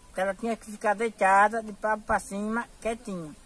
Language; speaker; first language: Portuguese; native; Portuguese